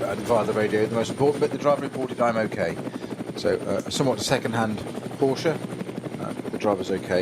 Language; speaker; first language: English; native; English